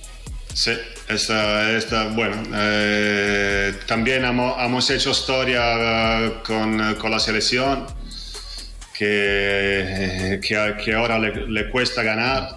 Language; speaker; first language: Spanish; non-native, fluent; Italian